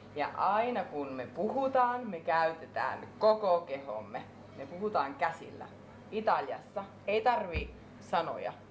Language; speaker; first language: Finnish; non-native, fluent; Italian